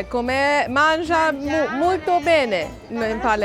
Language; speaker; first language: Italian; non-native, learner; English